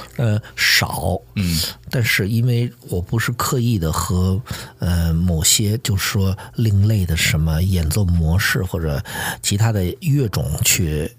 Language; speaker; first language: Chinese; native; Chinese